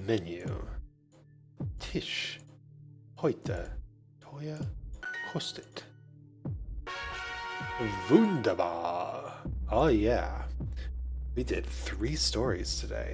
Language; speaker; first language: German; non-native, learner; English